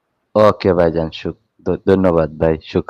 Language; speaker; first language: Hindi; non-native, learner; Bangla